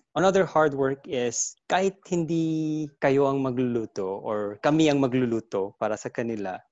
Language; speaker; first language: English; non-native, fluent; Korean